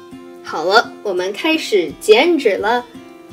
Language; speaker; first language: Chinese; non-native, learner; English